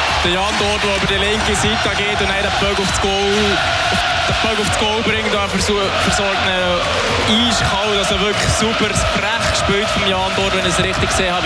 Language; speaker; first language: German; native; German